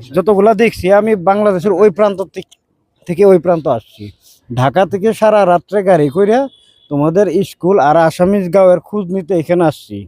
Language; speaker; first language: Bangla; non-native, local second language; Assamese